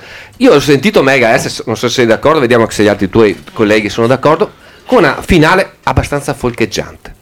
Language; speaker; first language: Italian; native; Italian